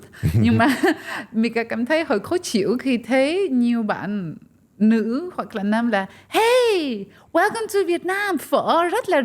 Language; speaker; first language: Vietnamese; non-native, fluent; French